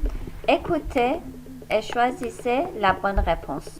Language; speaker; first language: French; non-native, fluent; Persian